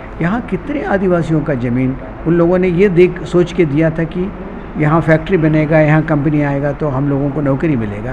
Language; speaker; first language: Hindi; native; Hindi